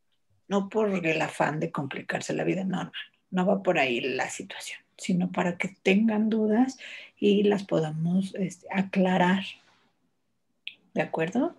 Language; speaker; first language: Spanish; native; Spanish